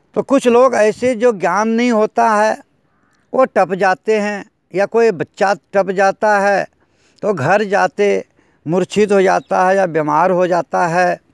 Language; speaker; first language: Hindi; native; Hindi